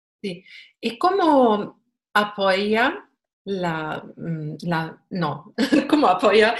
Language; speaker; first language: Spanish; non-native, learner; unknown